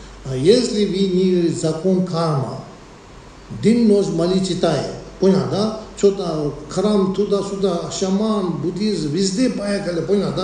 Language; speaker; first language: Russian; non-native, learner; Tibetan